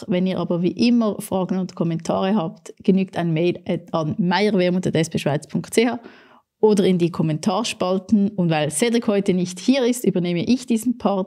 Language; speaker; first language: German; native; German